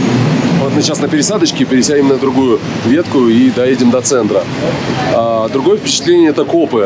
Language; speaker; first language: Russian; native; Russian